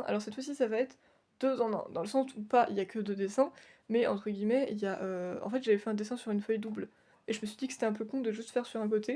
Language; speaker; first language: French; native; French